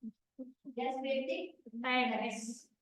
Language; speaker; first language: English; non-native, learner; Indonesian